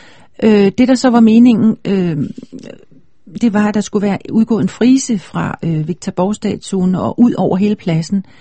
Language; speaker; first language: Danish; native; Danish